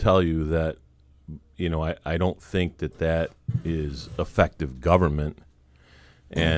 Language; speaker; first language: English; native; English